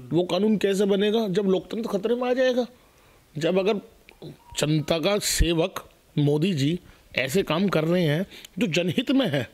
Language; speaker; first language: Hindi; native; Hindi